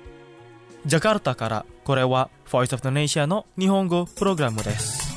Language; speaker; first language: Japanese; non-native, fluent; Indonesian